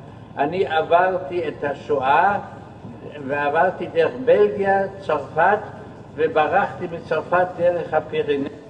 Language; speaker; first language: Hebrew; non-native, fluent; German